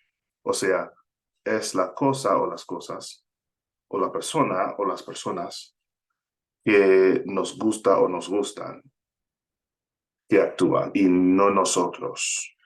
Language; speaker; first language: Spanish; non-native, fluent; English